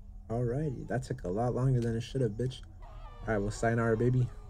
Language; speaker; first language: English; native; English